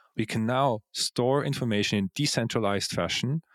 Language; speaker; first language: English; non-native, fluent; Swiss German